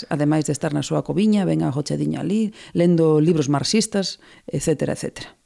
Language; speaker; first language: Galician; non-native, local second language; Spanish